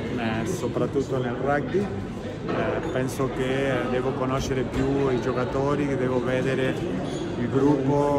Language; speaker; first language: Italian; non-native, fluent; Spanish